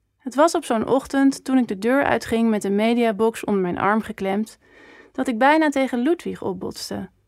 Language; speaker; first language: Dutch; native; Dutch